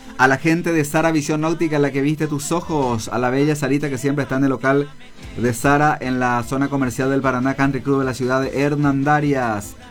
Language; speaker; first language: Spanish; non-native, local second language; Guarani